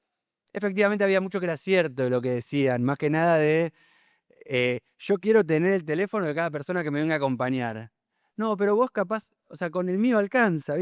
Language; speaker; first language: Spanish; native; Spanish